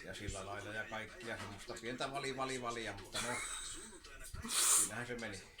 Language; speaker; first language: Finnish; native; Finnish